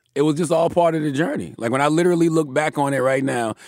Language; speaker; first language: English; native; English